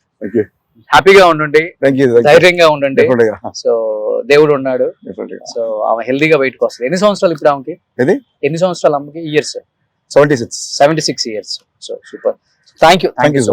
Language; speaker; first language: Telugu; native; Telugu